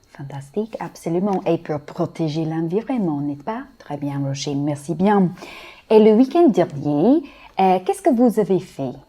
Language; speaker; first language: French; non-native, fluent; English